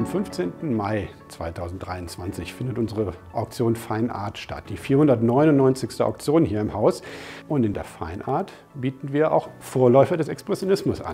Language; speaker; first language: German; native; German